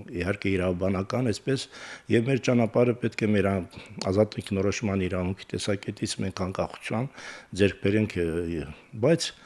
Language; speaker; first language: Armenian; native; Armenian